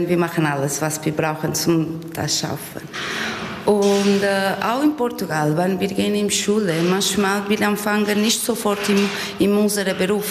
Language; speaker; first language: German; non-native, learner; Portuguese